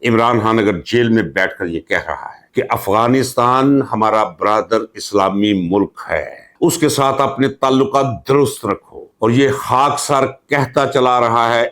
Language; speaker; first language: Urdu; non-native, local second language; Punjabi